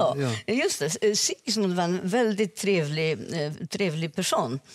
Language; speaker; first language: Swedish; non-native, fluent; Polish